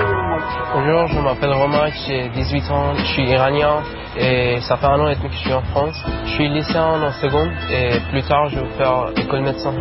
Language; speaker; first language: French; non-native, learner; Persian